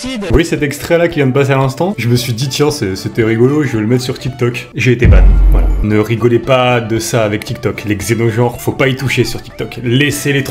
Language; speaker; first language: French; native; French